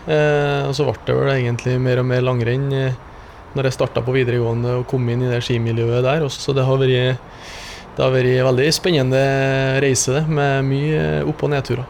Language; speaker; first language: Norwegian; native; Norwegian